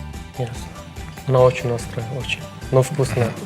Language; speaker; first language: Russian; non-native, learner; Turkmen